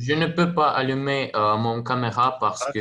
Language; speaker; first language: French; non-native, learner; Russian